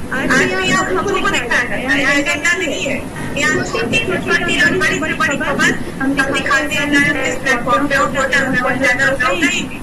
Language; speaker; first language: Hindi; native; Hindi